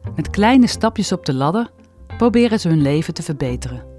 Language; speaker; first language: Dutch; native; Dutch